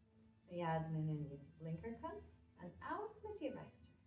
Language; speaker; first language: Dutch; non-native, fluent; Latvian